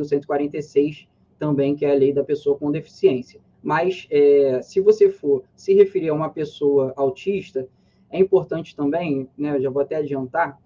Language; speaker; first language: Portuguese; native; Portuguese